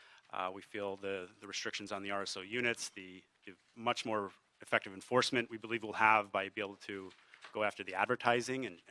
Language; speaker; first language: English; native; English